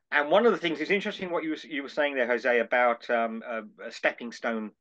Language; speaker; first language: English; native; English